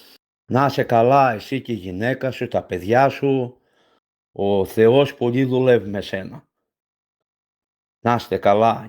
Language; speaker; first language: Greek; non-native, fluent; Bulgarian